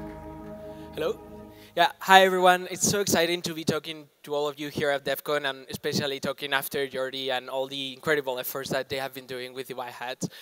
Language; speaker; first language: English; non-native, fluent; Spanish